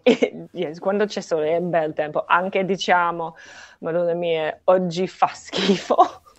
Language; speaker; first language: Italian; non-native, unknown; English